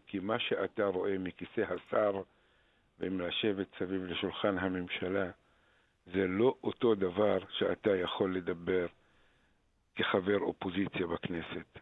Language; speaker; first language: Hebrew; non-native, local second language; Arabic